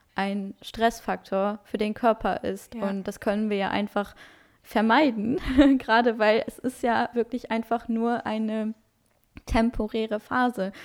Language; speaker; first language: German; non-native, local second language; Luxembourgish